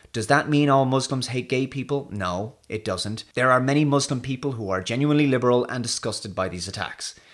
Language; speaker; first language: English; native; English